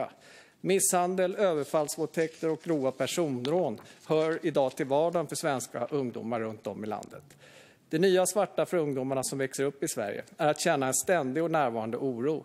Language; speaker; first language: Swedish; native; Swedish